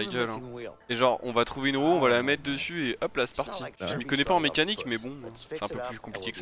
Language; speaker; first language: French; native; French